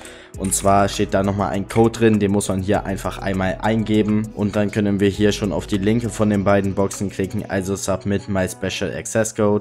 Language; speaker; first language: German; native; German